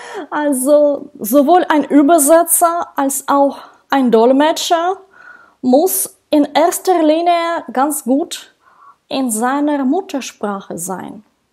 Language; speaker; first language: German; non-native, fluent; Russian